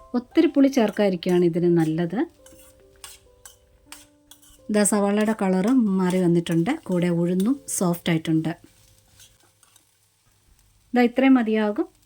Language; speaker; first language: Malayalam; native; Malayalam